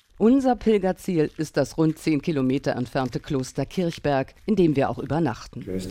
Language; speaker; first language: German; native; German